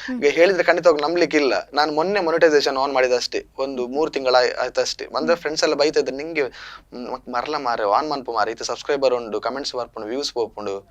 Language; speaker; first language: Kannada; non-native, local second language; Tulu